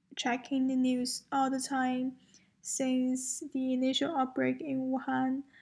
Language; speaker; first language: English; non-native, fluent; Chinese